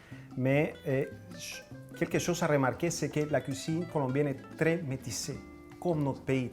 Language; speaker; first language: French; non-native, fluent; Spanish